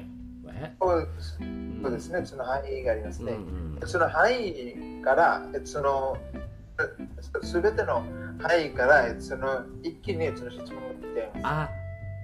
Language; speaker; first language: Japanese; non-native, learner; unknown